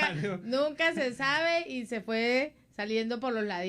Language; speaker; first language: Spanish; native; Spanish